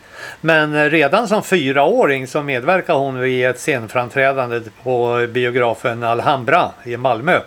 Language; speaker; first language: Swedish; native; Swedish